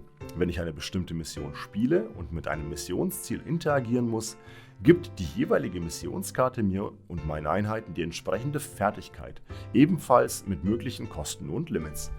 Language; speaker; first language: German; native; German